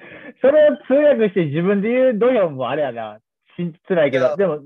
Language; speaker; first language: Japanese; native; Japanese